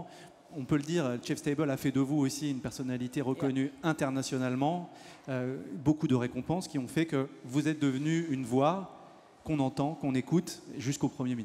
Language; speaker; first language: French; native; French